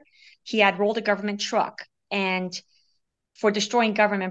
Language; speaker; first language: English; early bilingual, other home language; Romanian